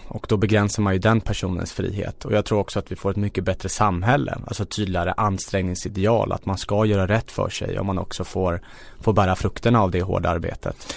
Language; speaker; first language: Swedish; native; Swedish